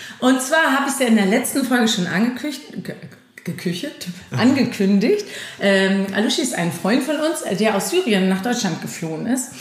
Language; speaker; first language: German; native; German